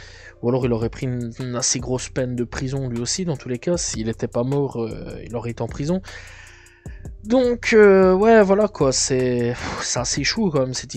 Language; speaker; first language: French; native; French